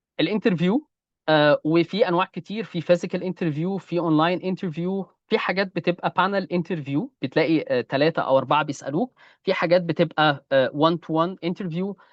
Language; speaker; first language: Arabic; native; Arabic